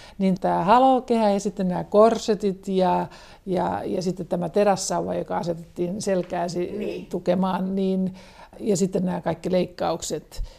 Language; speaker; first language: Finnish; native; Finnish